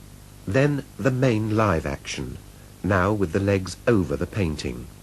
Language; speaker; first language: English; native; English